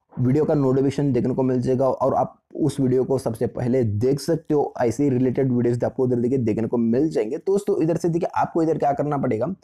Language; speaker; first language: Hindi; native; Hindi